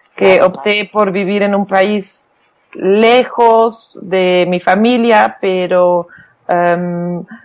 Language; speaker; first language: Spanish; non-native, fluent; Dutch